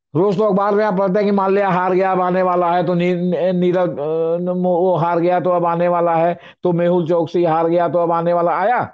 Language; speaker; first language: Hindi; native; Hindi